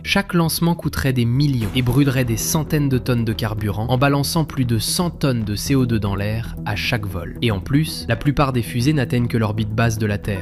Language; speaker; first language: French; native; French